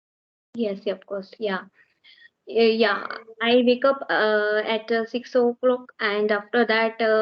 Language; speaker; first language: English; non-native, learner; Marathi